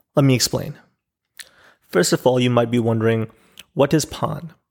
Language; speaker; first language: English; non-native, local second language; Urdu